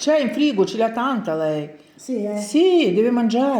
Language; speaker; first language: Italian; non-native, learner; Ukrainian